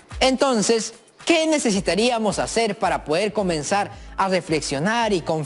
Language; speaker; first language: Spanish; native; Spanish